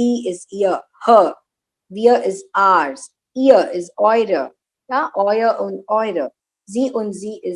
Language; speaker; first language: German; non-native, learner; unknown